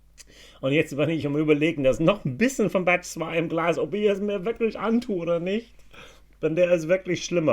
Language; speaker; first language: German; non-native, fluent; English